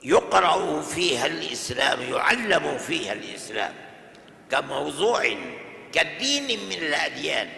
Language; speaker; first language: Arabic; non-native, fluent; Urdu